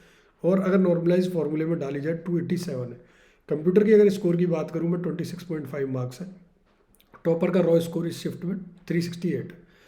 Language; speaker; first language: Hindi; native; Hindi